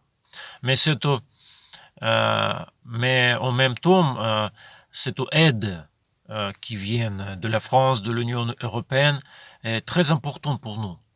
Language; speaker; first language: French; non-native, fluent; Ukrainian